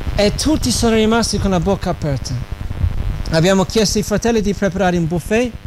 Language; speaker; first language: Italian; non-native, fluent; English